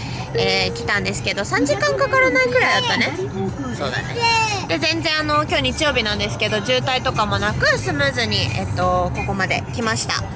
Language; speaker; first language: Japanese; native; Japanese